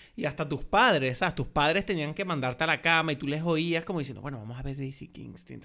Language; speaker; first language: Spanish; native; Spanish